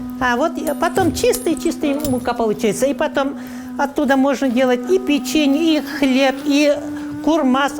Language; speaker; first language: Russian; non-native, local second language; Bashkir